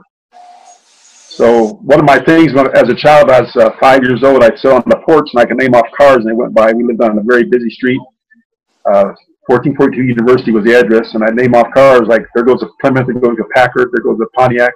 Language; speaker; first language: English; native; English